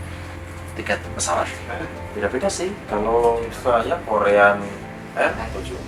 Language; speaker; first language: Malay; non-native, local second language; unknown